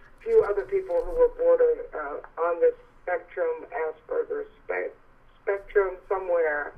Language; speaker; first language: English; native; English